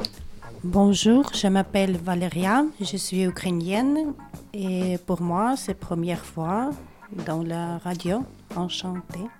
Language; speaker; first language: French; non-native, learner; Ukrainian